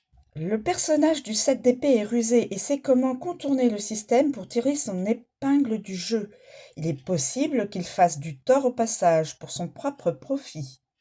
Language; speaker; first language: French; native; French